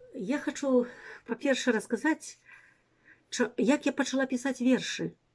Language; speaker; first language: Belarusian; native; Belarusian